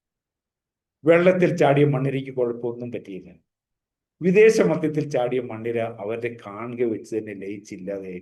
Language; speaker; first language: Malayalam; native; Malayalam